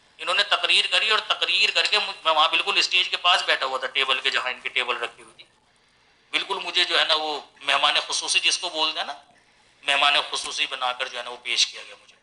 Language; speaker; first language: Urdu; native; Urdu